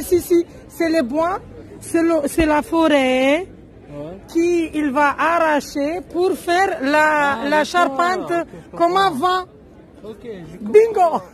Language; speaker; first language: French; non-native, learner; Romanian